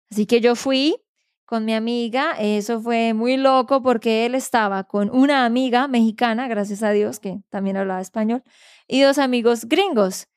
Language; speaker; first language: Spanish; native; Spanish